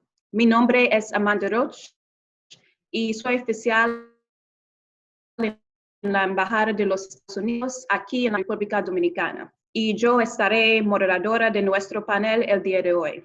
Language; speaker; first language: Spanish; non-native, fluent; English